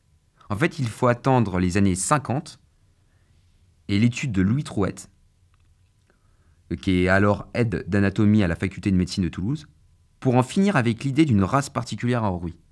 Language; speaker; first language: French; native; French